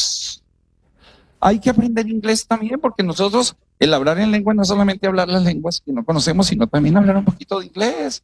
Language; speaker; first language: Spanish; native; Spanish